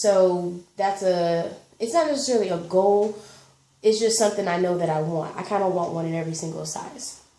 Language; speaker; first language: English; native; English